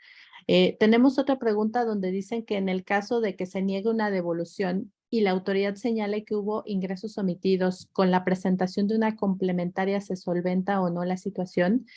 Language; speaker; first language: Spanish; native; Spanish